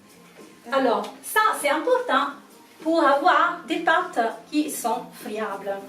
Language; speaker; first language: French; non-native, learner; Italian